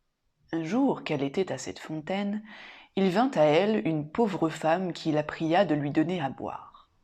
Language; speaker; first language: French; native; French